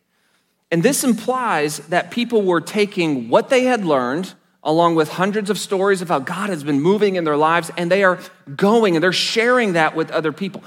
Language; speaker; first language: English; native; English